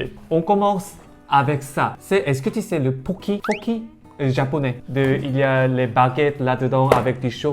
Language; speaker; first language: French; non-native, learner; Korean